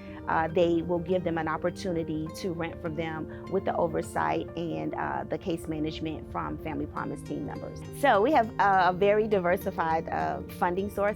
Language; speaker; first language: English; native; English